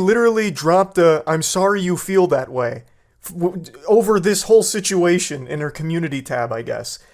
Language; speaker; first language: English; native; English